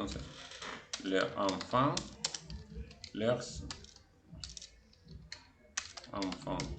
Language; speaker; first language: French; non-native, fluent; Spanish